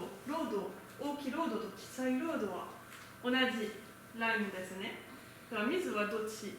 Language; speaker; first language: Japanese; non-native, learner; French